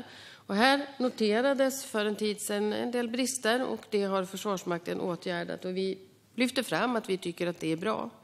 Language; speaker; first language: Swedish; native; Swedish